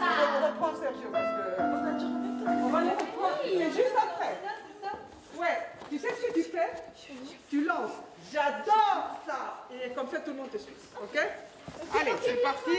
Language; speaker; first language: French; native; French